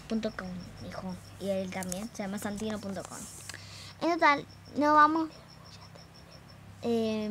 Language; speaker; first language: Spanish; native; Spanish